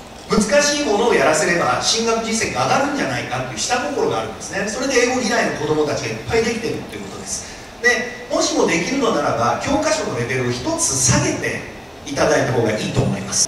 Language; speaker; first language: Japanese; native; Japanese